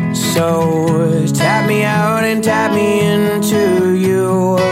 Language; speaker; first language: English; early bilingual, other home language; Hebrew